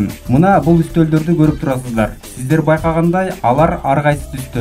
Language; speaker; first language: Kyrgyz; native; Kyrgyz